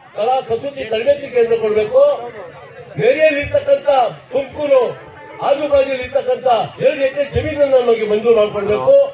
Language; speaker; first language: Kannada; non-native, local second language; Lambadi